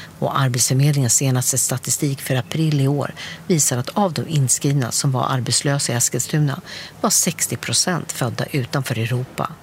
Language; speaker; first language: Swedish; native; Swedish